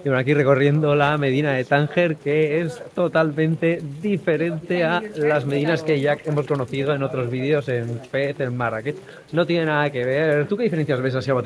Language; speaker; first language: Spanish; native; Spanish